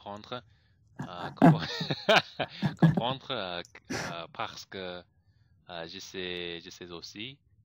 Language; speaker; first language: French; non-native, learner; English